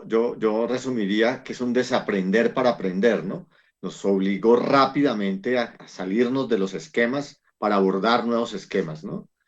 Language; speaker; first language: Spanish; native; Spanish